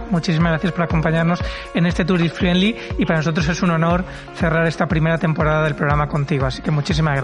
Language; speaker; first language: Spanish; native; Spanish